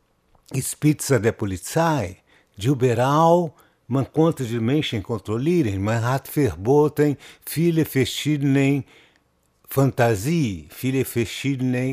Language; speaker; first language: German; non-native, fluent; Portuguese